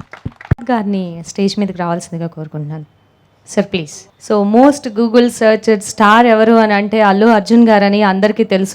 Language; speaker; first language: Telugu; native; Telugu